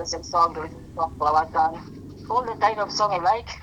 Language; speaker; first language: English; non-native, learner; Indonesian